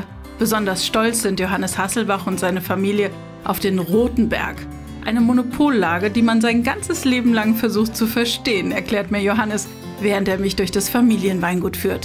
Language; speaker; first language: German; native; German